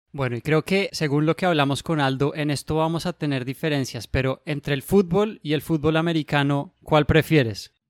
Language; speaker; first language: Spanish; native; Spanish